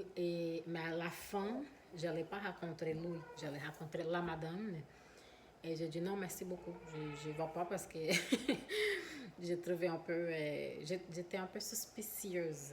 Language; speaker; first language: French; non-native, fluent; Portuguese